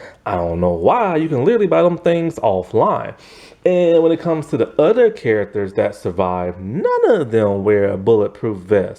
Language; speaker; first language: English; native; English